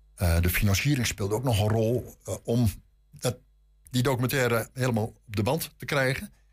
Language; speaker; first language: Dutch; native; Dutch